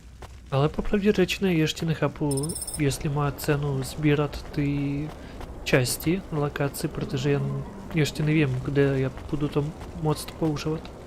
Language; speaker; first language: Czech; non-native, learner; Ukrainian